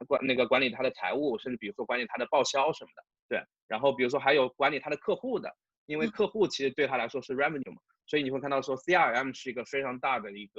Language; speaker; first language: Chinese; native; Chinese